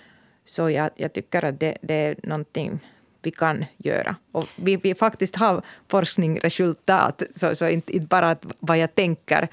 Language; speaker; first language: Swedish; non-native, local second language; Finnish